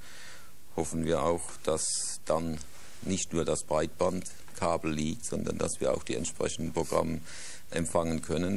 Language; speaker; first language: German; native; German